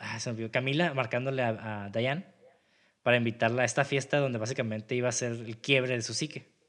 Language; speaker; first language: Spanish; native; Spanish